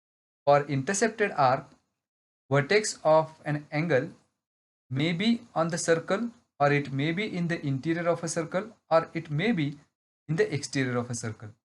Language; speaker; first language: English; non-native, local second language; Marathi